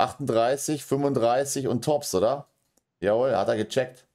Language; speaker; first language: German; native; German